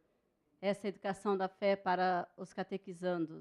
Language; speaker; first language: Portuguese; native; Portuguese